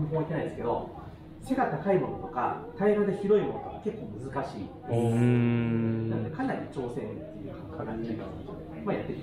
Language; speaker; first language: Japanese; native; Japanese